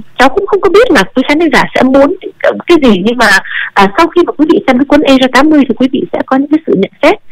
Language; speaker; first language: Vietnamese; early bilingual, heritage; Vietnamese